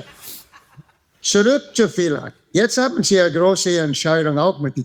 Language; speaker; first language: German; non-native, fluent; English